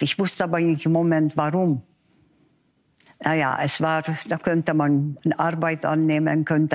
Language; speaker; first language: German; non-native, fluent; Hungarian